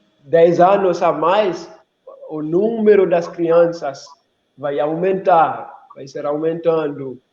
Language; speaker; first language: Portuguese; non-native, local second language; Haitian Creole